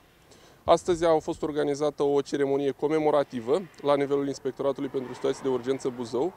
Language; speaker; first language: Romanian; native; Romanian